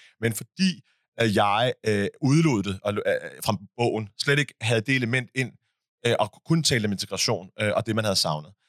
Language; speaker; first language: Danish; early bilingual, other home language; Arabic